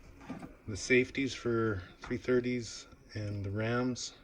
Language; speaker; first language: English; native; English